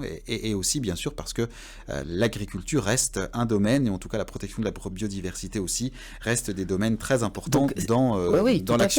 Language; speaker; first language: French; native; French